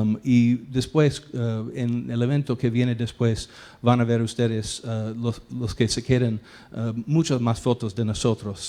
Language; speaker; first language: Spanish; non-native, fluent; English